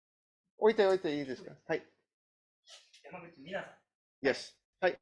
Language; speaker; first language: Japanese; non-native, learner; English